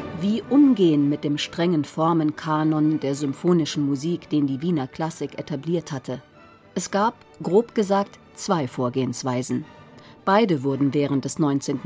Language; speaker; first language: German; native; German